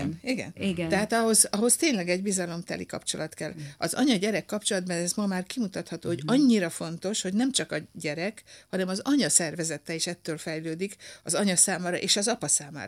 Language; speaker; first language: Hungarian; native; Hungarian